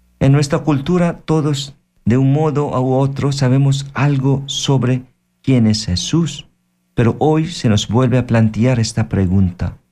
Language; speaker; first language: Spanish; non-native, fluent; Filipino